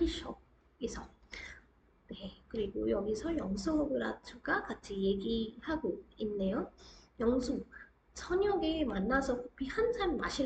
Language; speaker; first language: Korean; non-native, fluent; Hindi